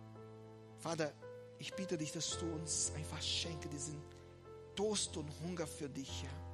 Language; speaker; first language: German; non-native, fluent; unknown